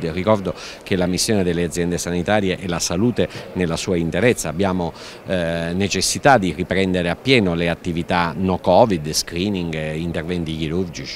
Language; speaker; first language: Italian; native; Italian